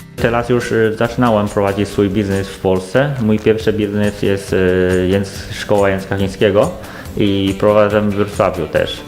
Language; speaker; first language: Polish; non-native, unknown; Chinese